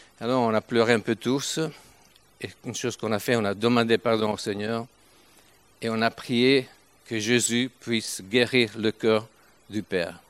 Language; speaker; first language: French; non-native, fluent; Italian